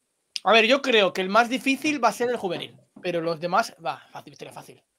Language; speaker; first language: Spanish; native; Spanish